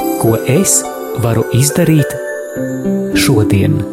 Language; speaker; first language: Latvian; native; Latvian